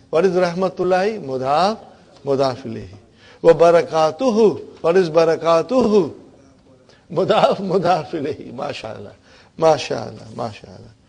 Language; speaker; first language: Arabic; non-native, fluent; Urdu